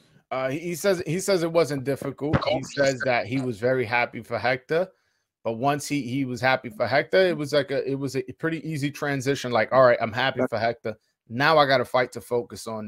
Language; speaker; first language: English; early bilingual, other home language; Spanish